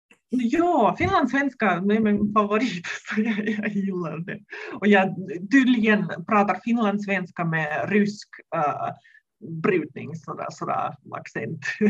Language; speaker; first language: Swedish; non-native, fluent; Russian